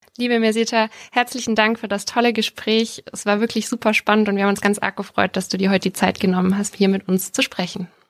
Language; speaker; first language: German; native; German